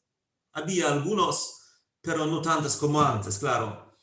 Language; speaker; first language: Spanish; non-native, fluent; Polish